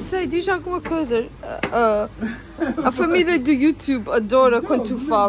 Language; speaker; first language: Portuguese; early bilingual, heritage; Portuguese